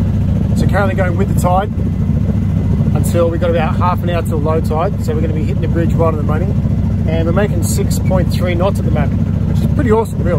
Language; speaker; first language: English; native; English